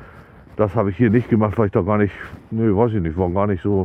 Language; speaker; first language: German; native; German